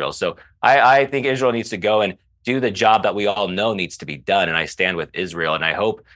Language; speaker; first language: English; early bilingual, other home language; Arabic